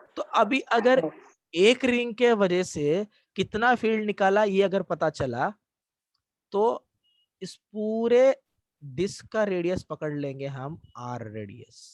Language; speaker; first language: Hindi; non-native, local second language; Marathi